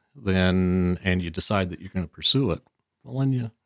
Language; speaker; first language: English; native; English